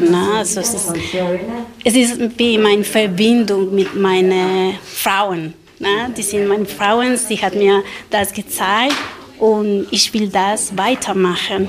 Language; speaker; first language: German; non-native, learner; Spanish